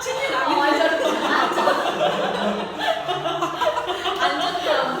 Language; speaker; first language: Korean; non-native, learner; Indonesian